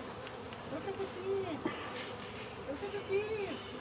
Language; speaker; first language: English; native; English